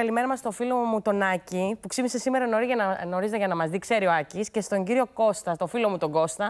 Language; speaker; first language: Greek; native; Greek